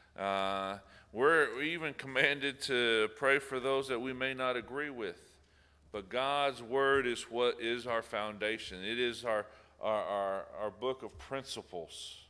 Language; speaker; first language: English; native; English